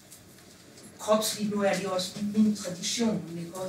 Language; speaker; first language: Danish; non-native, fluent; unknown